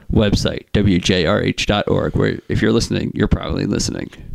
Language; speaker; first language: English; native; English